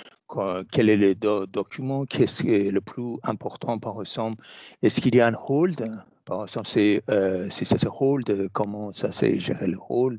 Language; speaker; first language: French; non-native, fluent; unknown